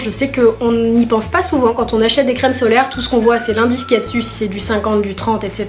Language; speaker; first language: French; native; French